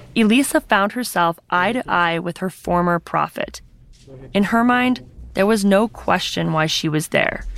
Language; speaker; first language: English; native; English